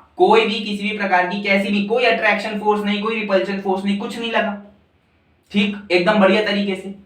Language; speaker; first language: Hindi; native; Hindi